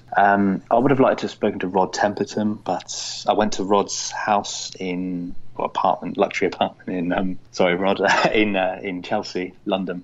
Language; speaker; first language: English; native; English